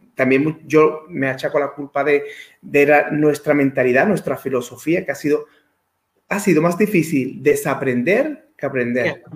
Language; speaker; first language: Spanish; native; Spanish